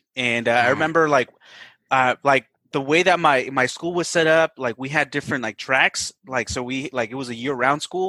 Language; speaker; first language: English; native; English